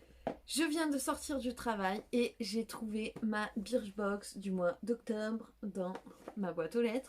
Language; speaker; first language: French; native; French